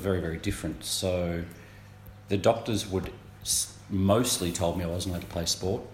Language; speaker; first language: English; native; English